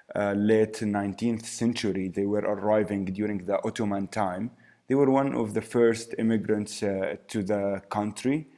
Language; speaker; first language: English; early bilingual, other home language; Arabic